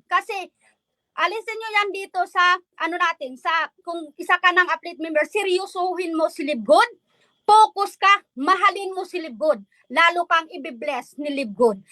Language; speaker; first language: Filipino; non-native, local second language; Waray